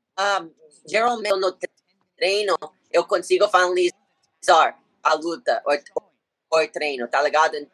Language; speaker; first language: Portuguese; non-native, learner; English